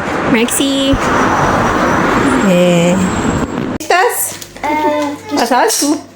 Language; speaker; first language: German; non-native, learner; Indonesian